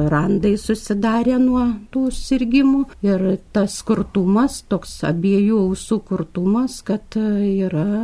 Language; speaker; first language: Lithuanian; native; Lithuanian